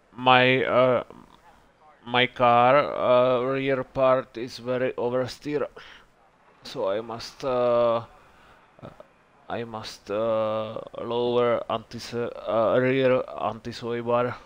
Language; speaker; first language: English; non-native, learner; Czech